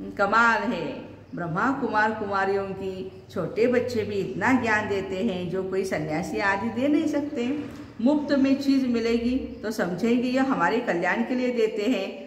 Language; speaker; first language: Hindi; non-native, local second language; Marathi